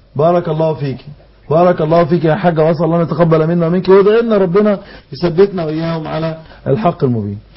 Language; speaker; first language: Arabic; native; Arabic